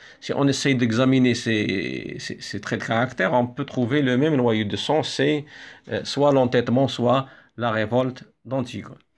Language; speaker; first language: French; non-native, local second language; Arabic